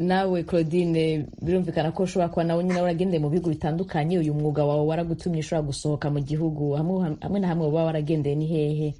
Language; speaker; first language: Rundi; native; Rundi